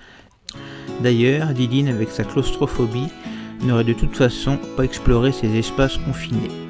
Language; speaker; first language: French; native; French